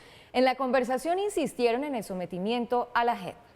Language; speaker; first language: Spanish; native; Spanish